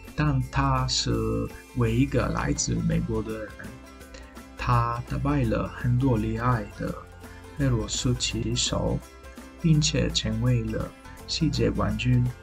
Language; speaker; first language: Chinese; non-native, fluent; Italian